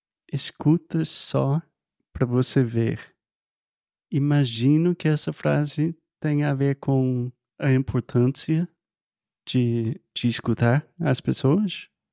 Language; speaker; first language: Portuguese; non-native, learner; English